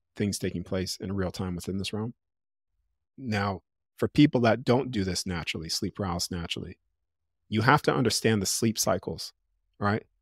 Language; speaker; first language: English; native; English